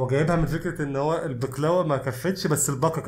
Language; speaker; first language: Arabic; native; Arabic